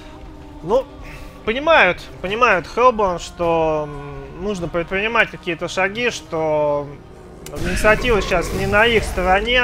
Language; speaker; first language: Russian; native; Russian